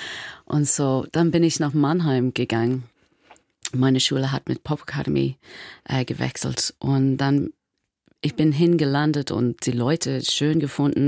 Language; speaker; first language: German; non-native, learner; English